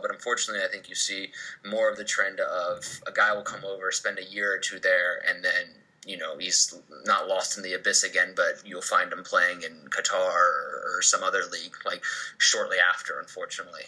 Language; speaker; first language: English; native; English